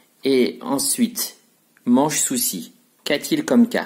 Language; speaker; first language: French; native; French